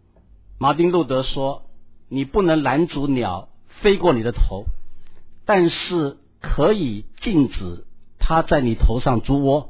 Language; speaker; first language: Chinese; native; Chinese